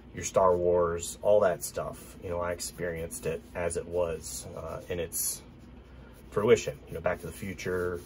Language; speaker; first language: English; native; English